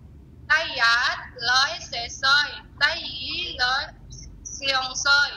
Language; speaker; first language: Cantonese; non-native, learner; Indonesian